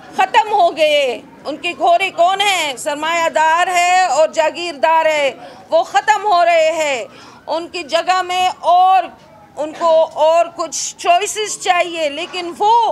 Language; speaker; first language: Urdu; non-native, fluent; Arabic